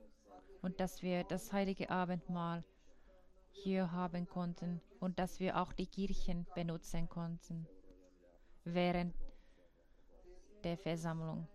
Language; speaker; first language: German; non-native, fluent; Finnish